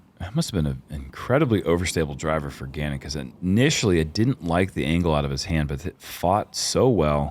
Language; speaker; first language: English; native; English